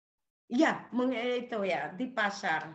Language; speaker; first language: Indonesian; non-native, local second language; Javanese